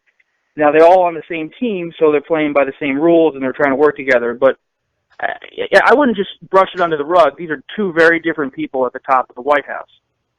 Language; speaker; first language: English; native; English